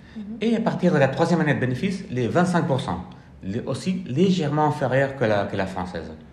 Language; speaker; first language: French; non-native, fluent; Spanish